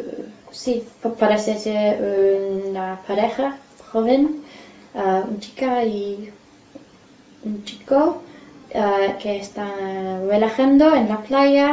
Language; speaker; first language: Spanish; non-native, learner; English